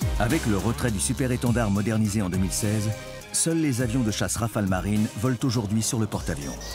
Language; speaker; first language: French; native; French